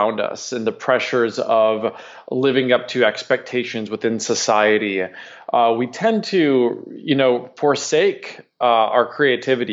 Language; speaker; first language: English; native; English